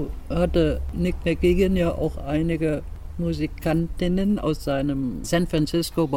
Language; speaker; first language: German; native; German